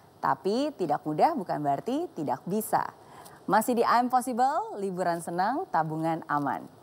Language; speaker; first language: Indonesian; native; Indonesian